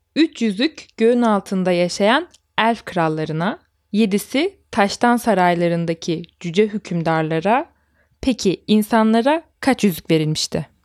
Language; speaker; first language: Turkish; native; Turkish